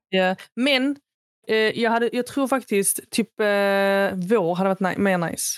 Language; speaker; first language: Swedish; early bilingual, other home language; Arabic